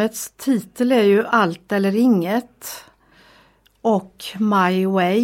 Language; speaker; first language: Swedish; native; Swedish